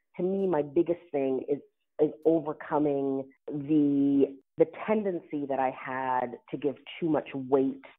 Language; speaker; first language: English; native; English